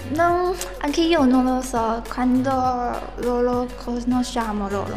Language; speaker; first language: Italian; non-native, learner; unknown